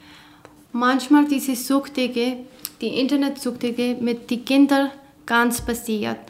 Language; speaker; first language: German; non-native, learner; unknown